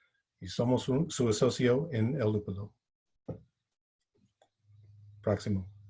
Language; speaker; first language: Spanish; non-native, fluent; English